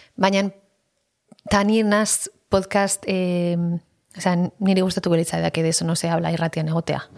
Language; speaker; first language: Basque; non-native, local second language; Spanish